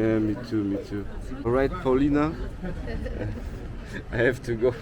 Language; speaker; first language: English; non-native, fluent; German